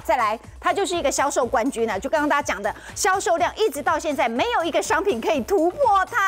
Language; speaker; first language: Chinese; native; Chinese